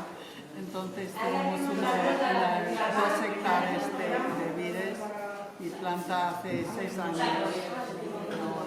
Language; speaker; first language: Spanish; non-native, learner; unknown